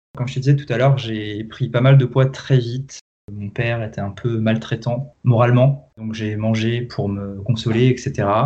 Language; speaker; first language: French; native; French